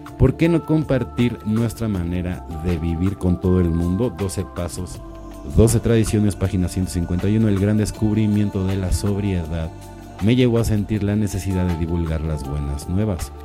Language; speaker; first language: Spanish; native; Spanish